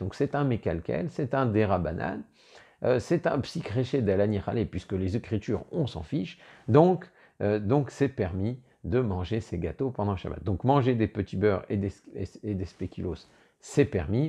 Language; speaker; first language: French; native; French